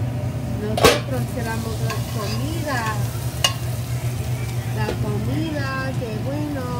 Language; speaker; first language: Spanish; non-native, learner; English